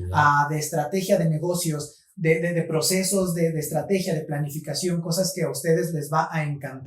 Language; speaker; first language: Spanish; native; Spanish